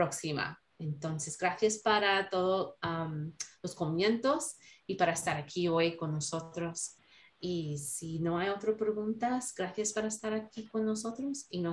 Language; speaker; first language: Spanish; non-native, learner; English